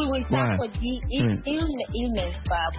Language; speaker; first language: French; non-native, learner; Akan